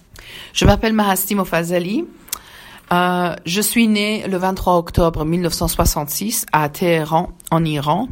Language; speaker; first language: French; early bilingual, other home language; Persian